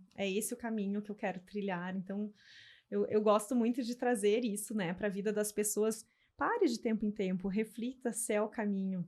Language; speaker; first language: Portuguese; native; Portuguese